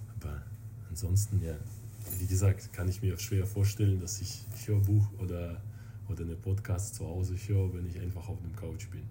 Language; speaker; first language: German; non-native, fluent; Russian